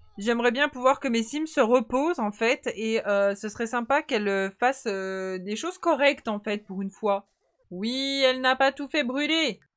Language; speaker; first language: French; native; French